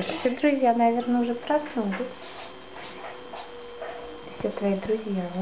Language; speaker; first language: Russian; native; Russian